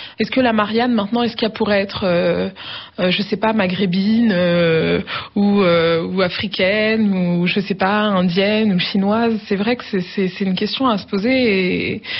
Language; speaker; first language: French; early bilingual, other home language; Arabic